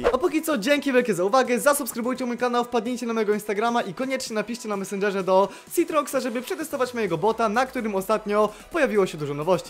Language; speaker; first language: Polish; native; Polish